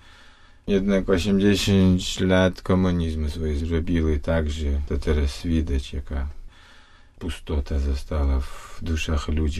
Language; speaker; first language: Polish; non-native, fluent; Russian